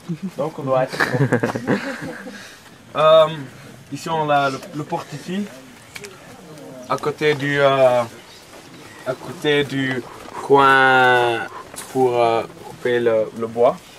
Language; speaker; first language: French; non-native, local second language; Dutch